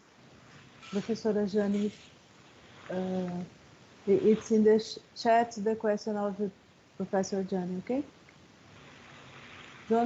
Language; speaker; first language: English; non-native, learner; Portuguese